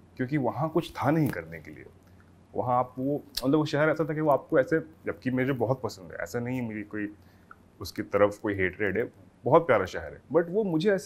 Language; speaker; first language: Hindi; native; Hindi